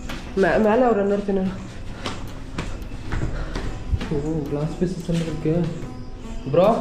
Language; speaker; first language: Tamil; non-native, local second language; Kannada